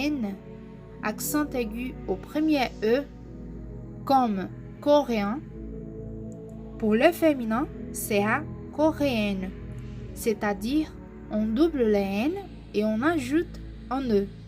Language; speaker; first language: French; non-native, fluent; Portuguese